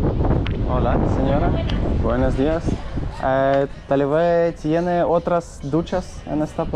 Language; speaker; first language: Spanish; non-native, learner; Russian